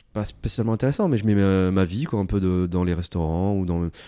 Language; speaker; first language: French; native; French